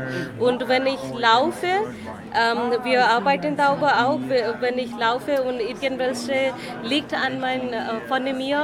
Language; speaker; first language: German; non-native, learner; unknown